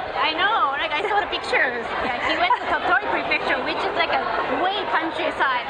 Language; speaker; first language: English; non-native, learner; Japanese